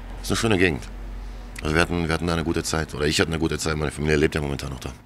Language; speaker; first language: German; early bilingual, other home language; Croatian